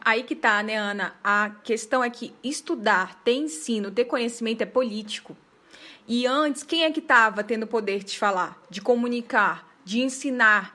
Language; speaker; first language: Portuguese; native; Portuguese